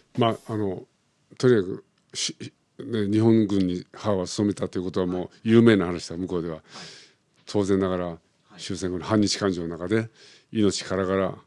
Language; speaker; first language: Japanese; native; Japanese